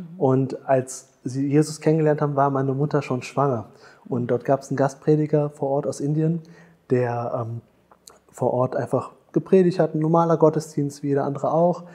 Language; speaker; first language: German; early bilingual, other home language; Tamil